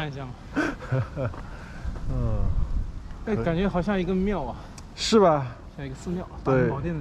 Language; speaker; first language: Chinese; native; Chinese